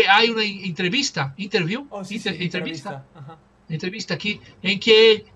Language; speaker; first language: Spanish; non-native, fluent; Portuguese